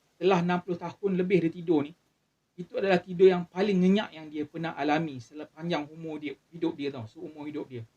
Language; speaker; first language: Malay; native; Malay